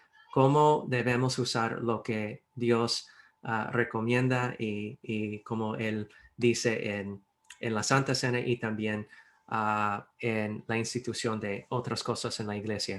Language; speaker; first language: Spanish; non-native, fluent; English